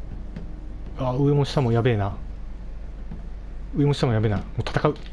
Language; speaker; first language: Japanese; native; Japanese